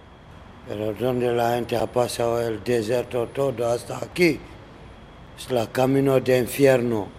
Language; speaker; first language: Spanish; non-native, learner; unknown